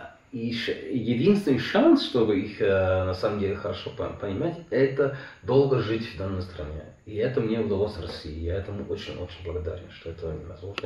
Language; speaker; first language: Russian; non-native, fluent; German